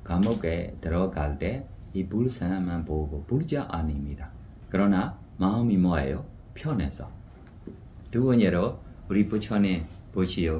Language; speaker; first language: Korean; non-native, fluent; Burmese